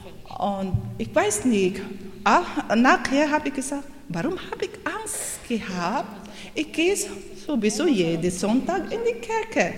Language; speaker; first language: German; non-native, learner; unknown